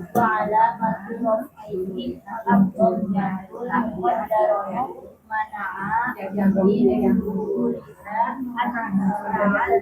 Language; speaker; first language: Arabic; non-native, learner; Indonesian